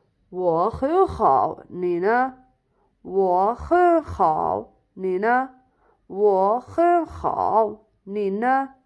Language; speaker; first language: Chinese; non-native, fluent; Arabic